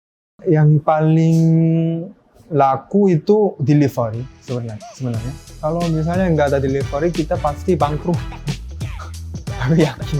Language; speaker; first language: Indonesian; early bilingual, other home language; Korean